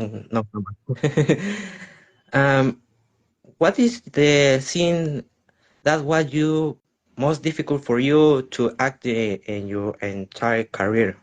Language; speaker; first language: English; non-native, learner; Spanish